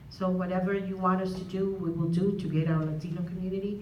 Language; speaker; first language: English; non-native, fluent; Spanish